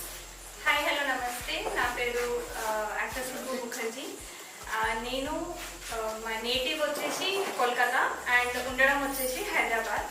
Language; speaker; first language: Telugu; non-native, learner; Bangla